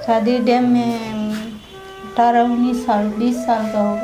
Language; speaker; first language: Hindi; early bilingual, other home language; Nepali